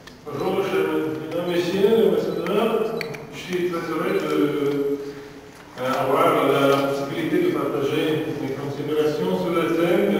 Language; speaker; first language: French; non-native, learner; Latvian